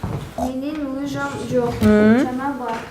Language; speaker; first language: Kyrgyz; non-native, local second language; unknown